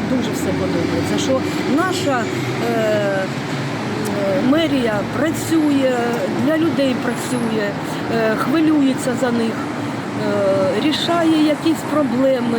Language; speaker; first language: Ukrainian; non-native, local second language; Russian